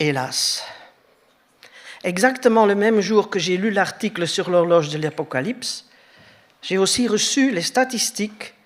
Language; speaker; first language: French; native; French